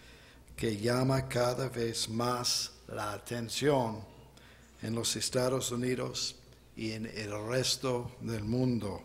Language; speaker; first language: Spanish; non-native, fluent; English